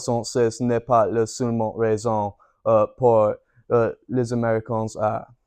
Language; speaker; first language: French; non-native, learner; English